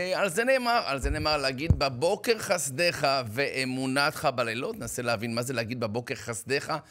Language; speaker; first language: Hebrew; native; Hebrew